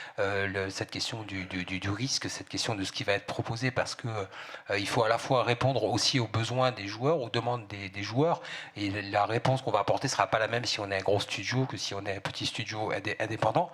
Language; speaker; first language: French; native; French